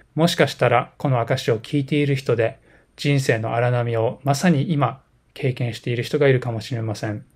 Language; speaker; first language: Japanese; native; Japanese